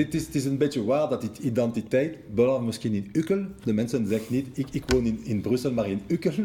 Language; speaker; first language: Dutch; non-native, local second language; French